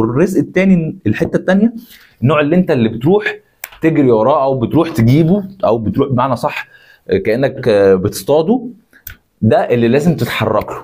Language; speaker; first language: Arabic; native; Arabic